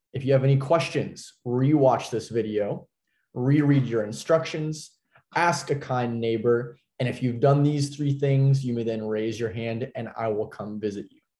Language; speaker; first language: English; native; English